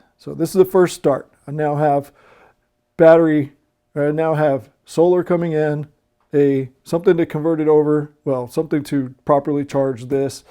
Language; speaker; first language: English; native; English